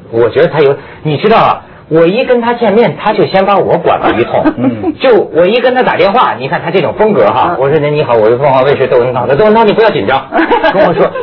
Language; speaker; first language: Chinese; native; Chinese